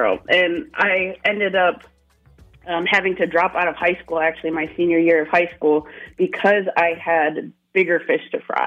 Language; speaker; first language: English; native; English